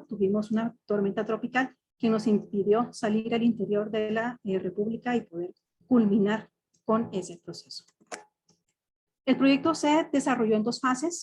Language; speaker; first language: Spanish; native; Spanish